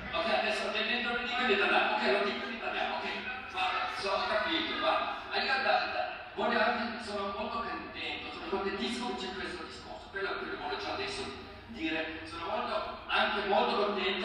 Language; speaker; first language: Italian; non-native, fluent; German